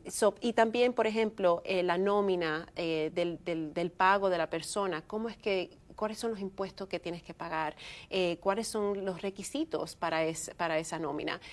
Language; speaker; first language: Spanish; early bilingual, heritage; Spanish